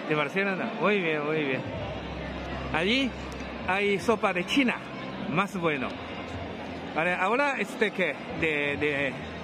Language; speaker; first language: Spanish; non-native, learner; Chinese